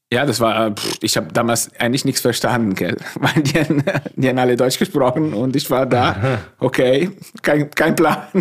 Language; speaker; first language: German; non-native, fluent; Italian